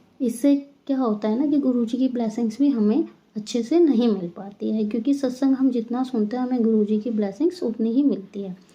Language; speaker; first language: Hindi; native; Hindi